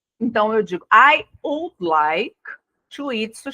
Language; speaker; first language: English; non-native, fluent; Portuguese